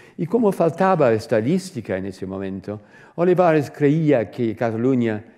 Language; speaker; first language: Spanish; non-native, fluent; English